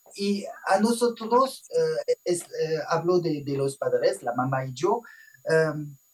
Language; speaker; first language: Spanish; non-native, fluent; French